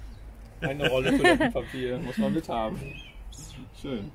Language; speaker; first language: German; native; German